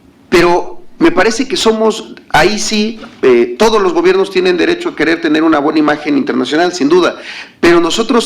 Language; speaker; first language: Spanish; native; Spanish